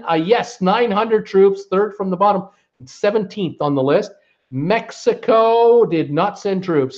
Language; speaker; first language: English; native; English